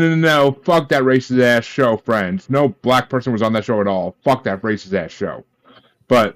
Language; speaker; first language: English; native; English